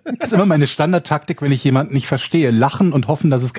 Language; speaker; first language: German; native; German